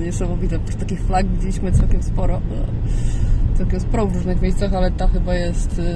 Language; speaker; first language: Polish; native; Polish